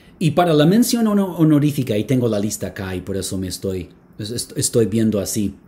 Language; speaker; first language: Spanish; non-native, fluent; English